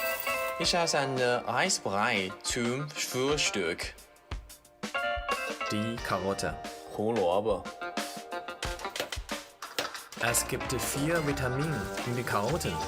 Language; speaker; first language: German; non-native, learner; Chinese